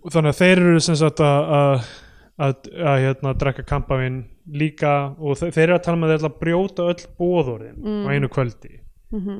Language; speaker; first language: Icelandic; native; Icelandic